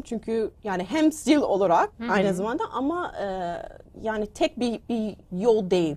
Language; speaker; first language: Turkish; non-native, learner; English